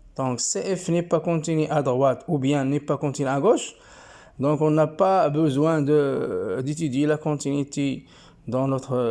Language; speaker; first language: French; non-native, local second language; Arabic